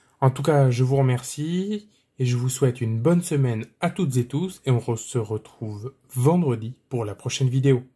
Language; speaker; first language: French; native; French